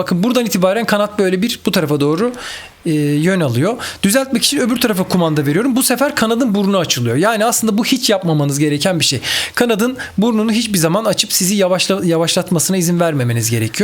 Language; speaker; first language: Turkish; native; Turkish